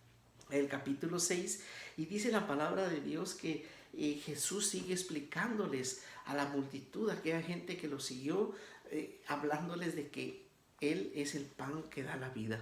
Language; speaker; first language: Spanish; native; Spanish